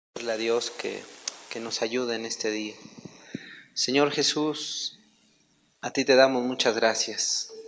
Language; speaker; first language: Spanish; native; Spanish